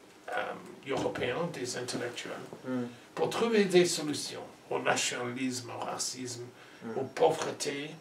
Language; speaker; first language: French; non-native, learner; English